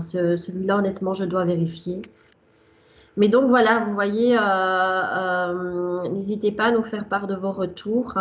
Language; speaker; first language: French; native; French